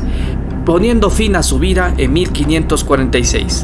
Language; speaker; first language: Spanish; native; Spanish